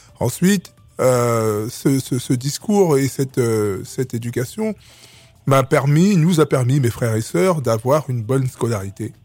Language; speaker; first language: French; early bilingual, other home language; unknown